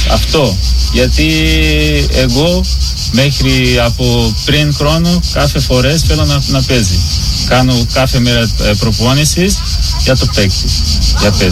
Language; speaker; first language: Greek; non-native, learner; Portuguese